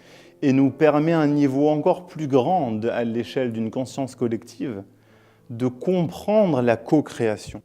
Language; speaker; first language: French; native; French